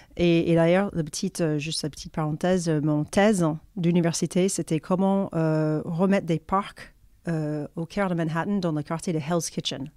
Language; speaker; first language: French; non-native, fluent; English